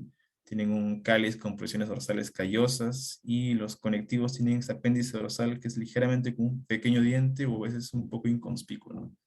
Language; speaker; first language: Spanish; native; Spanish